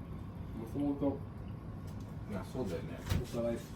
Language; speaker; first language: Japanese; native; Japanese